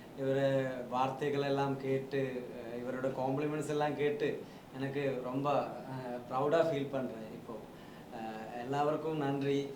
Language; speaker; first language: Tamil; non-native, learner; Malayalam